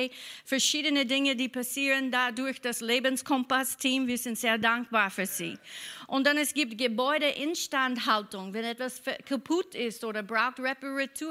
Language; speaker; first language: German; non-native, fluent; English